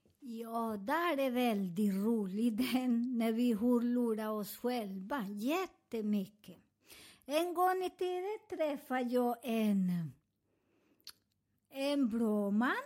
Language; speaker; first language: Swedish; non-native, fluent; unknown